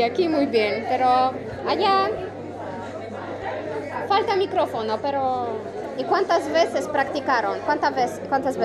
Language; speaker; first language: Spanish; non-native, learner; Polish